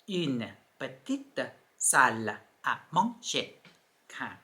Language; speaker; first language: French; non-native, fluent; Thai